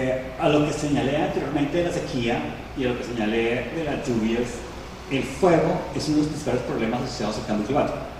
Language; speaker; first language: Spanish; native; Spanish